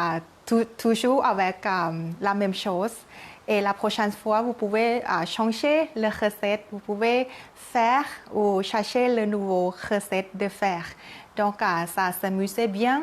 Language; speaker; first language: French; non-native, learner; Thai